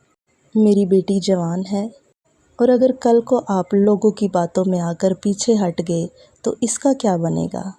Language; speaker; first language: Urdu; native; Urdu